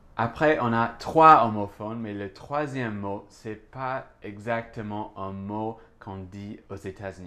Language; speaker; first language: French; non-native, fluent; English